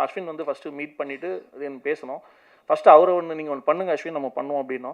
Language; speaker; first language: Tamil; native; Tamil